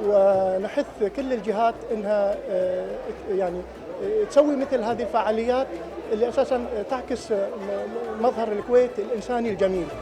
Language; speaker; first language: Arabic; native; Arabic